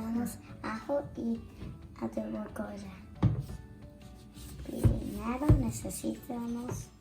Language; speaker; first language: Spanish; early bilingual, heritage; English